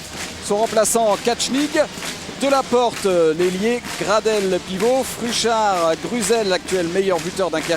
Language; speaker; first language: French; native; French